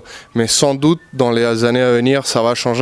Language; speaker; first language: French; non-native, fluent; Spanish